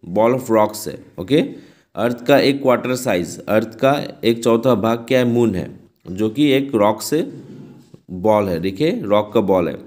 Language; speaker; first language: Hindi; non-native, local second language; Bangla